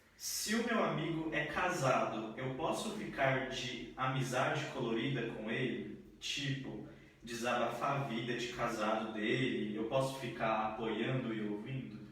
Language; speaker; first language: Portuguese; native; Portuguese